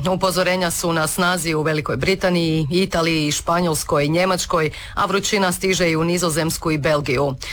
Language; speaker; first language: Croatian; native; Croatian